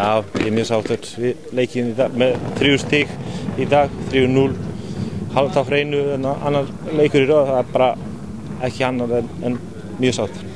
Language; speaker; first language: Icelandic; non-native, fluent; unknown